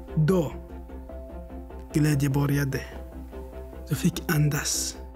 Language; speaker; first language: Swedish; non-native, learner; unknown